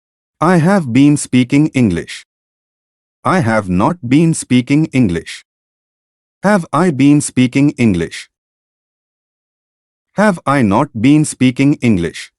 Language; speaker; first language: English; non-native, fluent; Hindi